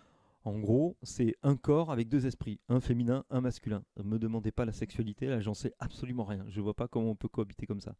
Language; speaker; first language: French; native; French